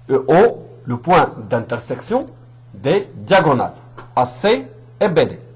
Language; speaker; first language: French; non-native, local second language; Arabic